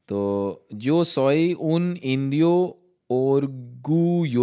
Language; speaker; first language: Spanish; non-native, learner; Hindi